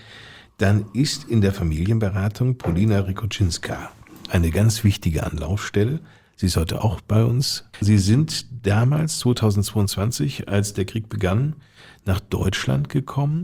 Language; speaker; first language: German; native; German